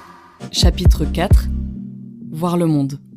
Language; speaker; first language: French; native; French